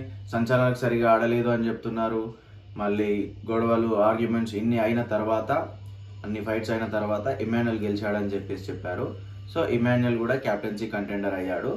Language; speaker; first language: Telugu; native; Telugu